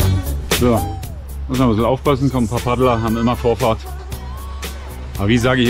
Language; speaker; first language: German; native; German